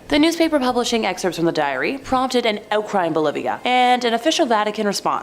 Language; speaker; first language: English; native; English